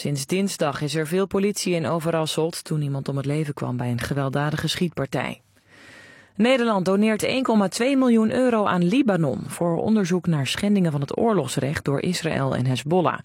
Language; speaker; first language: Dutch; native; Dutch